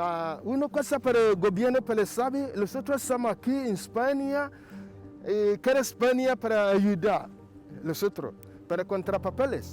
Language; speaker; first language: Spanish; non-native, learner; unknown